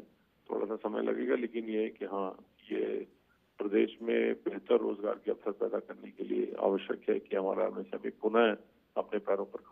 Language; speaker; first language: Hindi; native; Hindi